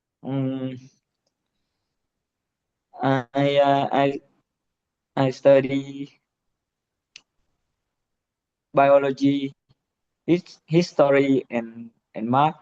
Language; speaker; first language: English; non-native, learner; Vietnamese